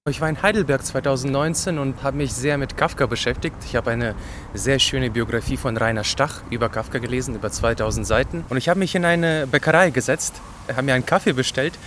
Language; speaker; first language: German; non-native, fluent; Russian